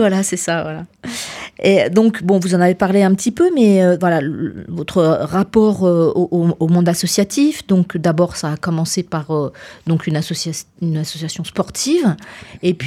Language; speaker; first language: French; native; French